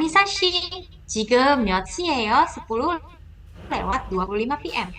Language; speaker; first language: Korean; non-native, fluent; Indonesian